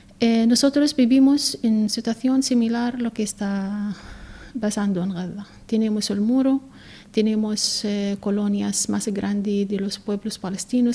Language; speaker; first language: Spanish; non-native, learner; Arabic